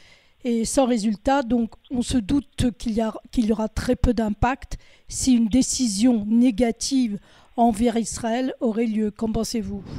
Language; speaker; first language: French; native; French